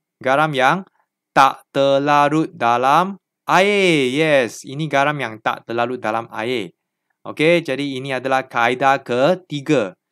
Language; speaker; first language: Malay; non-native, local second language; Chinese